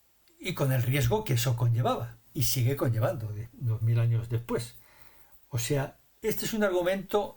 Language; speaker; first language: Spanish; native; Spanish